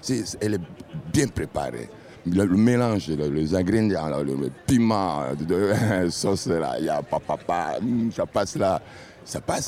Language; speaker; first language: French; non-native, local second language; Lingala